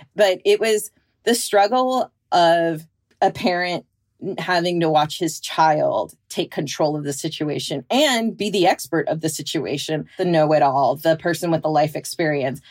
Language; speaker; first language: English; native; English